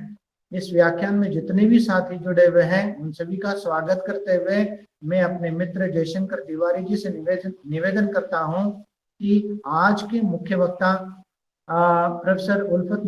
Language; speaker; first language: Hindi; non-native, local second language; Kannada